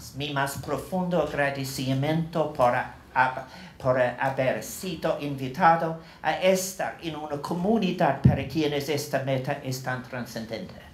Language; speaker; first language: Spanish; non-native, learner; English